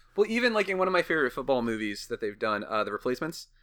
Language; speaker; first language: English; native; English